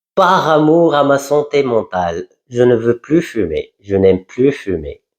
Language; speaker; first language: French; non-native, local second language; Arabic